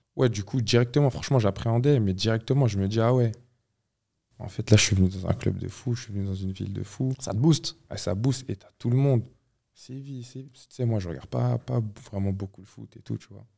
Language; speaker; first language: French; native; French